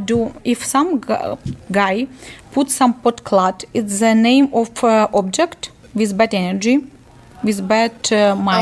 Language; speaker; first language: English; non-native, learner; Ukrainian